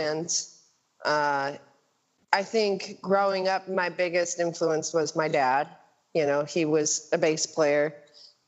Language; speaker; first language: English; native; English